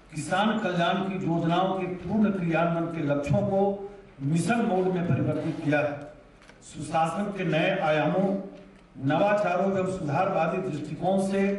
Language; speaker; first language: Hindi; native; Hindi